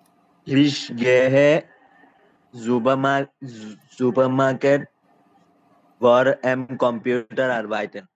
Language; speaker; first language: German; non-native, learner; Bangla